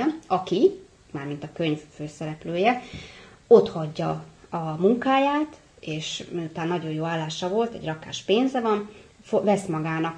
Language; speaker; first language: Hungarian; native; Hungarian